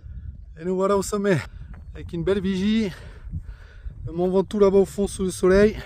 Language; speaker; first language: French; native; French